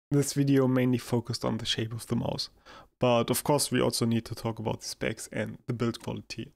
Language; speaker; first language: English; non-native, fluent; German